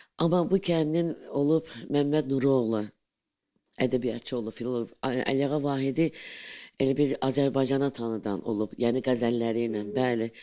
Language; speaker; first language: Azerbaijani; native; Azerbaijani